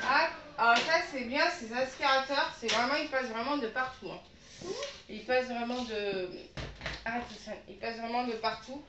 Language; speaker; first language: French; native; French